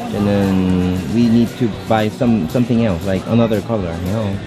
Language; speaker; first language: English; non-native, learner; Korean